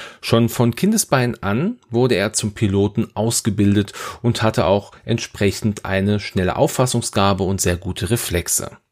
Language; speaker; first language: German; native; German